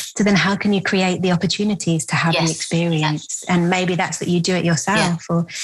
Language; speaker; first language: English; native; English